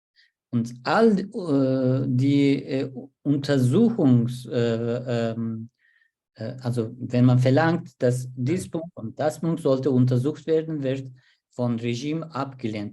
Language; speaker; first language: German; non-native, learner; Turkish